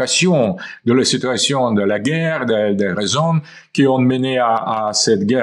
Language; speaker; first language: French; non-native, fluent; Russian